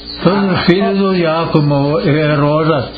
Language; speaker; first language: Portuguese; non-native, local second language; Italian